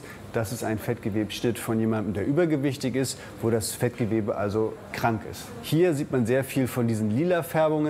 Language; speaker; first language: German; native; German